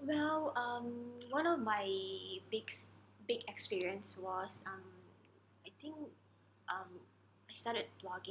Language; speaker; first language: English; non-native, fluent; Japanese